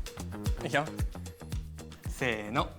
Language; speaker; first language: Japanese; native; Japanese